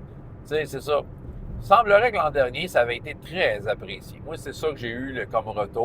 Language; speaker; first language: French; native; French